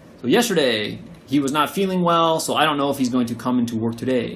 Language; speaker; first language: English; native; English